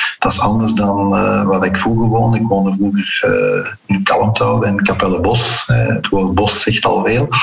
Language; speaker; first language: Dutch; early bilingual, heritage; Dutch